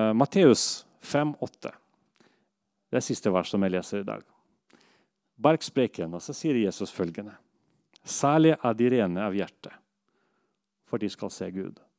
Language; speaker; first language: Norwegian; non-native, fluent; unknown